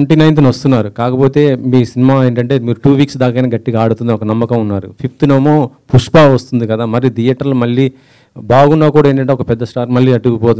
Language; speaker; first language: Telugu; native; Telugu